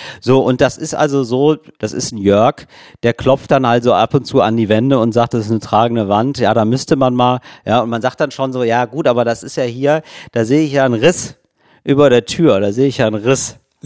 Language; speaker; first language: German; native; German